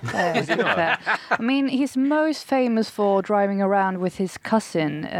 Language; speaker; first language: English; non-native, fluent; Swedish